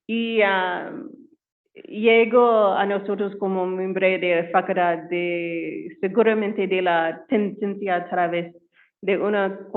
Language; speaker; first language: Spanish; non-native, learner; English